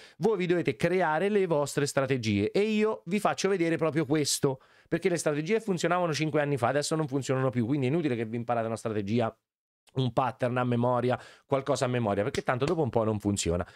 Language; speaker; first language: Italian; native; Italian